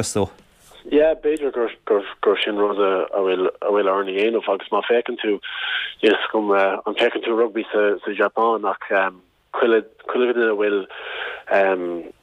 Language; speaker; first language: Irish; non-native, local second language; English